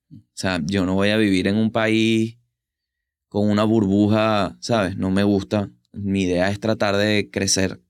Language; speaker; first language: Spanish; native; Spanish